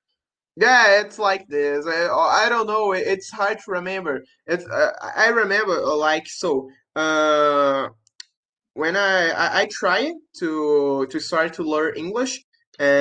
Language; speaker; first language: English; non-native, learner; Portuguese